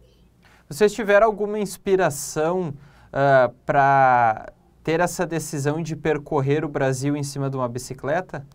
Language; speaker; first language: Portuguese; native; Portuguese